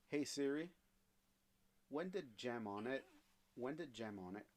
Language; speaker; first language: English; native; English